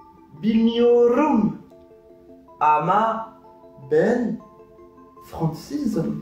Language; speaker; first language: Turkish; non-native, learner; French